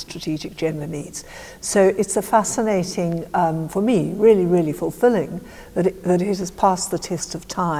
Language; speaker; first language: English; native; English